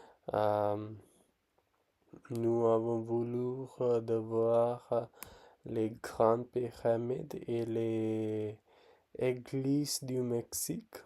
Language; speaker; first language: French; non-native, learner; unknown